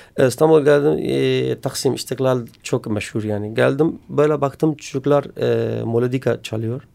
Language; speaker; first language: Turkish; non-native, learner; Kurdish